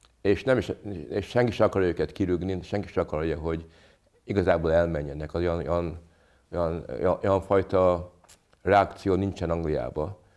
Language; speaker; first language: Hungarian; early bilingual, other home language; English